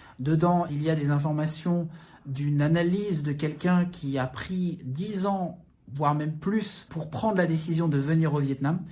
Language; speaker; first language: French; native; French